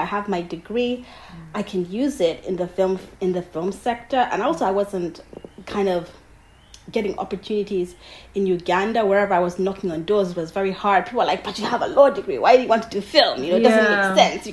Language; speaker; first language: English; non-native, local second language; Ganda